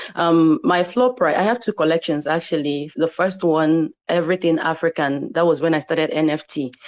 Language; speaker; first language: English; non-native, local second language; Igbo